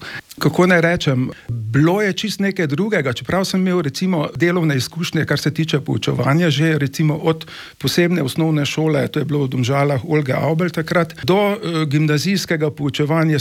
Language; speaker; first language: Slovenian; native; Slovenian